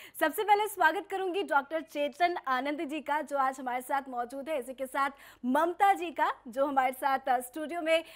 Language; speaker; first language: Hindi; native; Hindi